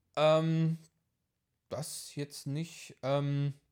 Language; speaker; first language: German; early bilingual, heritage; Polish